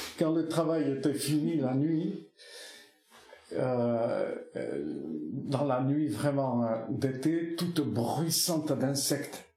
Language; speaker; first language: French; non-native, local second language; Basque